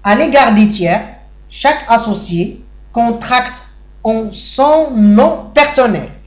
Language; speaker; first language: French; non-native, local second language; Arabic